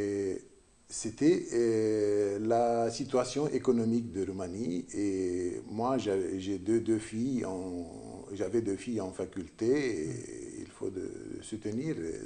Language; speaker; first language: French; non-native, fluent; Romanian